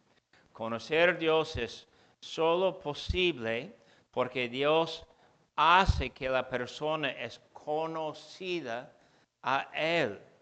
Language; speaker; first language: Spanish; non-native, fluent; English